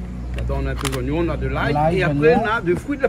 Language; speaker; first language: French; non-native, local second language; Réunion Creole French